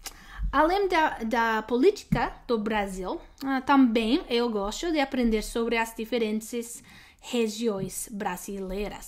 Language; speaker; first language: Portuguese; non-native, learner; English